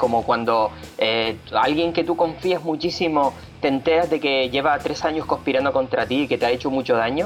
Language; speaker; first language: Spanish; native; Spanish